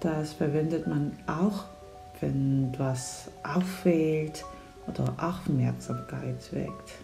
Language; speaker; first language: German; non-native, fluent; Korean